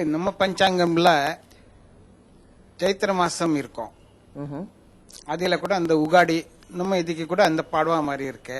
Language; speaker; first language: Tamil; non-native, fluent; Marathi